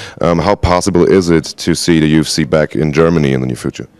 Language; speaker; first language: English; non-native, fluent; German